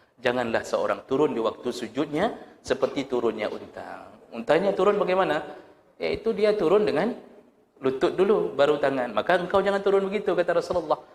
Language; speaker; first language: Malay; non-native, local second language; Achinese